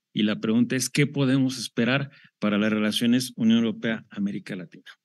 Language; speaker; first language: Spanish; native; Spanish